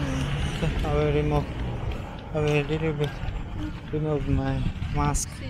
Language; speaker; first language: English; non-native, learner; Korean